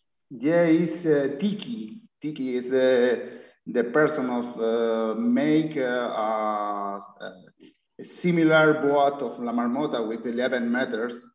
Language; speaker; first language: English; non-native, learner; Spanish